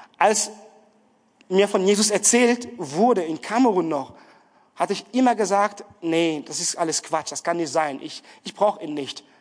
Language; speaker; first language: German; non-native, fluent; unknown